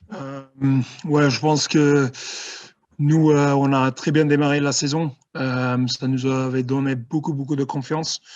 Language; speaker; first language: French; non-native, fluent; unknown